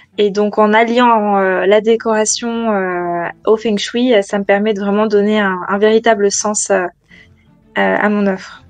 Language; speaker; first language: French; native; French